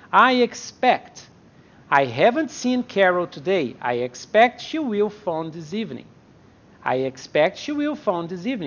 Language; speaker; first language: English; non-native, fluent; Portuguese